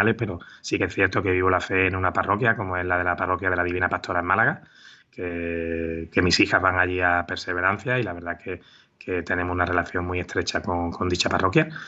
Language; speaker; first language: Spanish; native; Spanish